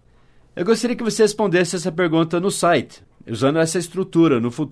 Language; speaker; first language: Portuguese; non-native, fluent; English